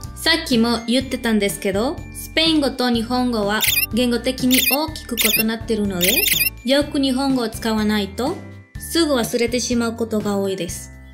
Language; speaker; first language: Japanese; non-native, fluent; Spanish